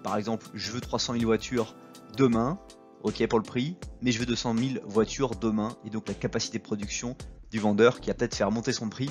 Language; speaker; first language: French; native; French